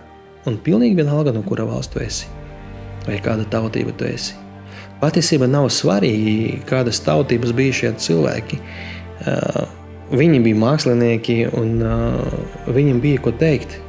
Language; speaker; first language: Latvian; non-native, local second language; Russian